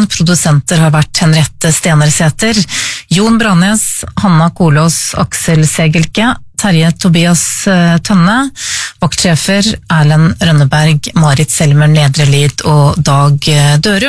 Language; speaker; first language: Norwegian; native; Norwegian